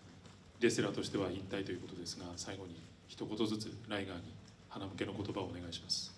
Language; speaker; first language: Japanese; native; Japanese